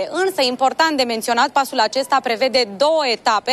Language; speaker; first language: Romanian; native; Romanian